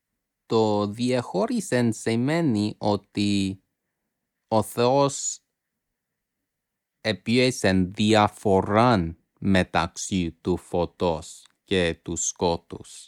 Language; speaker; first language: Greek; non-native, fluent; English